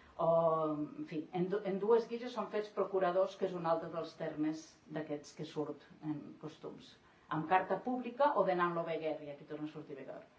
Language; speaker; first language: Catalan; native; Catalan